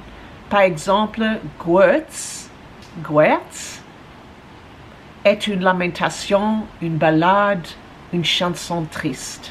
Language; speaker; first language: French; non-native, learner; English